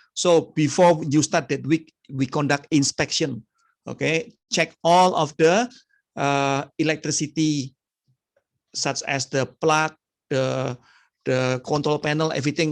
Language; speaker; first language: English; non-native, fluent; Indonesian